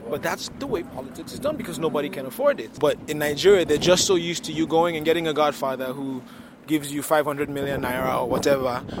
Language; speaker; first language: English; non-native, local second language; Yoruba